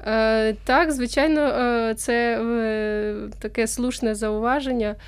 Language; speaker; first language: Ukrainian; native; Ukrainian